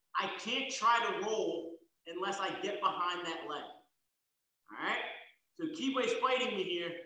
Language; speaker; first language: English; native; English